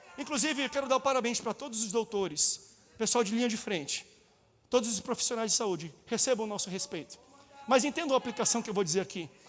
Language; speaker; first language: Portuguese; native; Portuguese